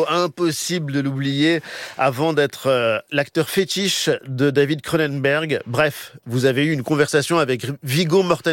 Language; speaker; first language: French; native; French